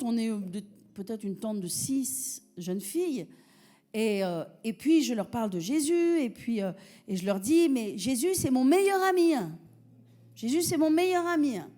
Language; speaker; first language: French; native; French